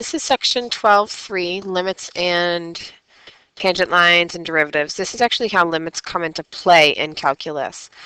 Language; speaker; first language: English; native; English